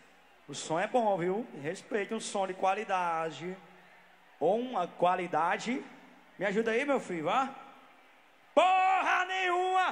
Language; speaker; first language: Portuguese; native; Portuguese